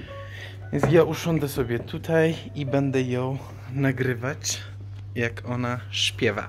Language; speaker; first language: Polish; non-native, fluent; Persian